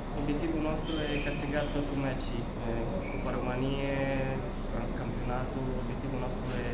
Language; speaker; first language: Romanian; non-native, learner; Italian